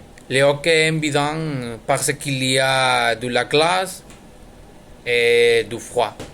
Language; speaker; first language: French; non-native, learner; Spanish